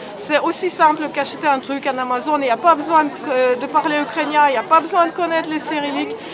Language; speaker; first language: French; non-native, fluent; Ukrainian